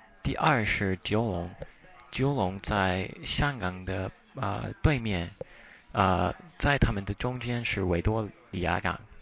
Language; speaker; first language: Chinese; non-native, fluent; English